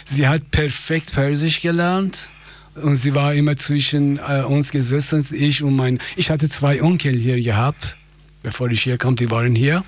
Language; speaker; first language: German; non-native, fluent; Persian